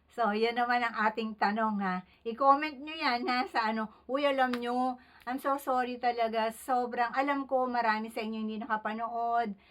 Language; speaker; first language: Filipino; native; Filipino